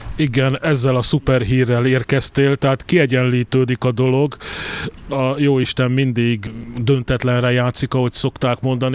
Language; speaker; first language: Hungarian; native; Hungarian